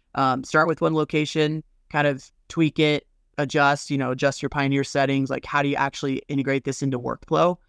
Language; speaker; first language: English; native; English